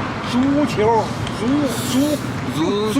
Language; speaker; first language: Chinese; native; Chinese